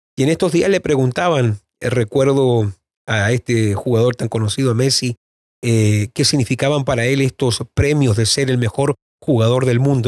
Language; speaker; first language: Spanish; native; Spanish